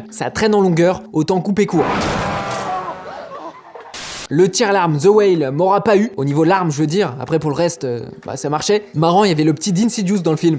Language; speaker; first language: French; native; French